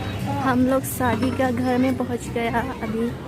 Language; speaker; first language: Hindi; non-native, local second language; Karbi